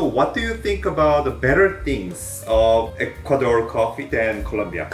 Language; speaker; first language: English; non-native, learner; Korean